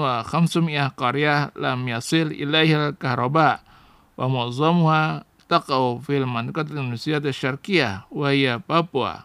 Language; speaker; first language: Arabic; non-native, learner; Indonesian